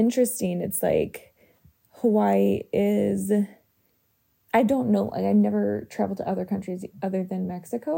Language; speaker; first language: English; native; English